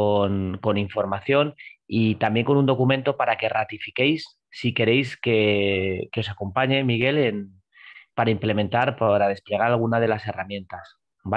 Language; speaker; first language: Spanish; native; Spanish